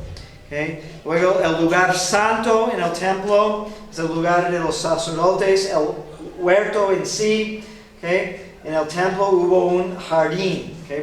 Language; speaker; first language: Spanish; non-native, fluent; English